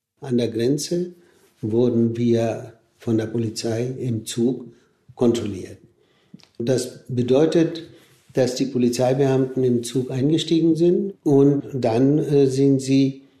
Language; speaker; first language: German; non-native, fluent; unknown